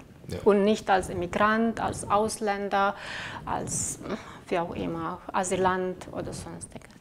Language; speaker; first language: German; non-native, fluent; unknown